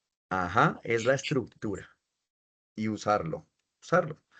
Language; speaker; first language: Spanish; native; Spanish